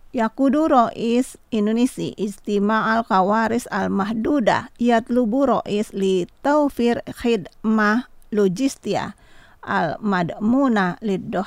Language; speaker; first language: Arabic; non-native, fluent; Indonesian